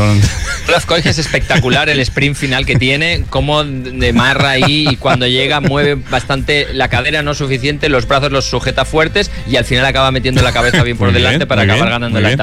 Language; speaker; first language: Spanish; native; Spanish